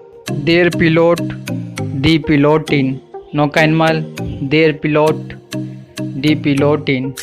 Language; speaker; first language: German; non-native, learner; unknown